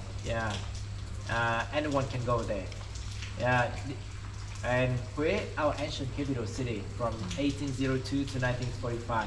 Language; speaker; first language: English; non-native, fluent; Vietnamese